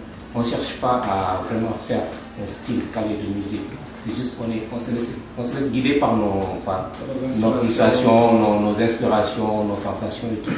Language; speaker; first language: French; non-native, local second language; Wolof